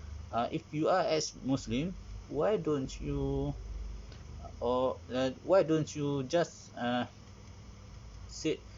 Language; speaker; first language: English; non-native, learner; Malay